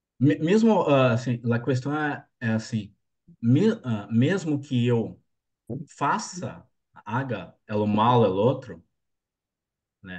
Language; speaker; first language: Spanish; non-native, learner; Portuguese